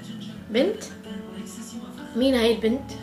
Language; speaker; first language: Arabic; native; Arabic